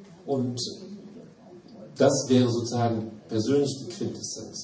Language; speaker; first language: German; native; German